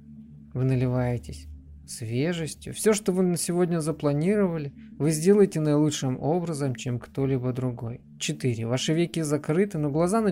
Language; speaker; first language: Russian; native; Russian